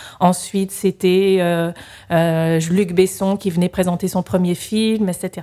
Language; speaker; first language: French; native; French